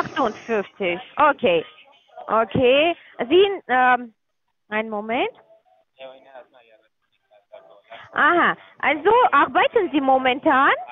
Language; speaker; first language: German; non-native, learner; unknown